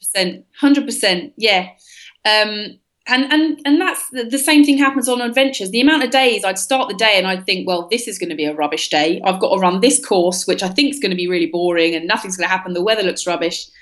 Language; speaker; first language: English; native; English